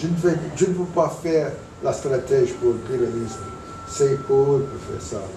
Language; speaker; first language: French; non-native, fluent; English